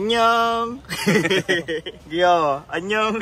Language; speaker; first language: Korean; non-native, learner; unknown